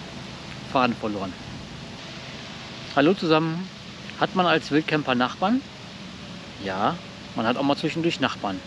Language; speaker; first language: German; native; German